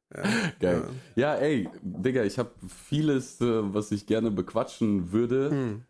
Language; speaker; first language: German; early bilingual, other home language; Russian